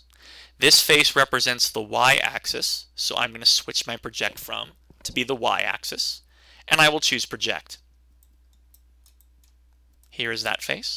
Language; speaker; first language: English; native; English